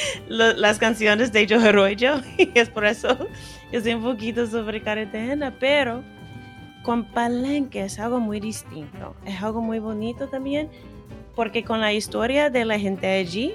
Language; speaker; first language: Spanish; non-native, fluent; English